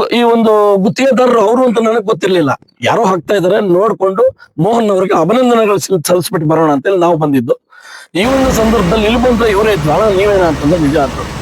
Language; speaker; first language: Kannada; native; Kannada